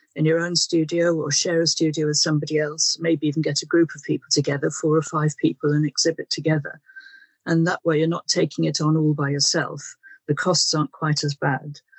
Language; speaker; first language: English; native; English